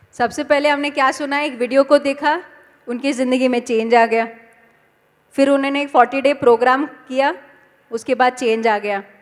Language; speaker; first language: Hindi; non-native, local second language; Telugu